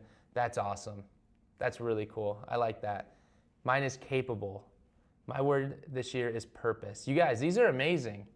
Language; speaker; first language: English; native; English